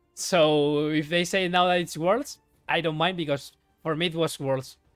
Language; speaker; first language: English; non-native, fluent; Spanish